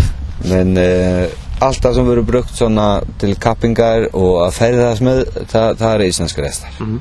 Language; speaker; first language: Icelandic; non-native, learner; Faroese